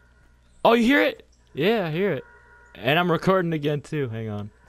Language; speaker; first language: English; native; English